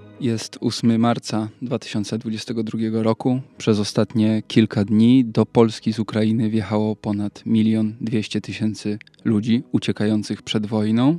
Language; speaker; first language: Polish; native; Polish